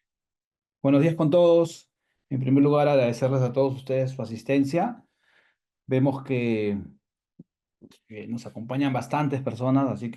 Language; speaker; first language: Spanish; native; Spanish